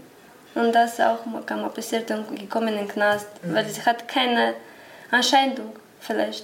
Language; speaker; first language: German; non-native, learner; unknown